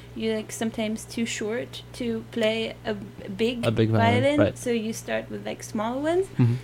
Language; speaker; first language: English; non-native, fluent; German